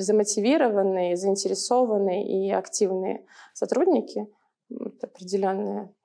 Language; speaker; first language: Russian; native; Russian